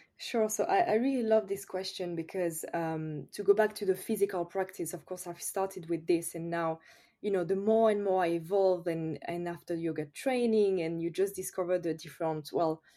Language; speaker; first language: English; non-native, fluent; French